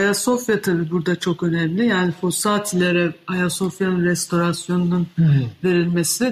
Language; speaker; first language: Turkish; native; Turkish